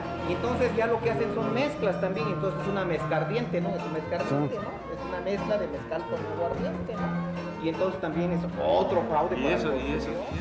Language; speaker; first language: Spanish; native; Spanish